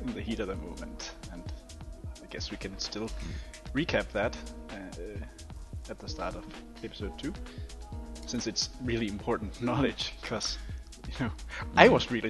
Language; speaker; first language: English; non-native, fluent; Danish